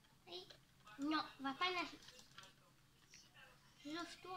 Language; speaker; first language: French; native; French